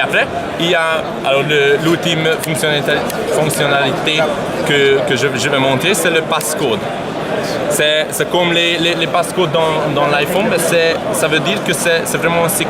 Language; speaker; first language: French; non-native, learner; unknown